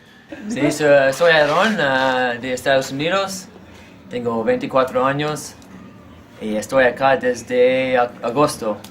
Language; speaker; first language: Spanish; non-native, fluent; English